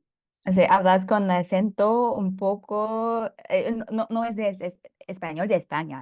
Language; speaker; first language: Spanish; non-native, fluent; Thai